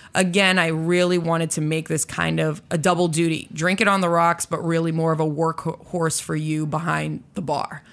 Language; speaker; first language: English; native; English